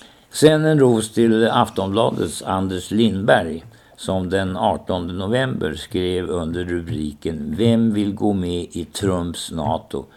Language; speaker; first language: Swedish; native; Swedish